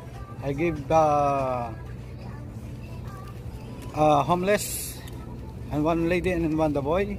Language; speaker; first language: English; non-native, learner; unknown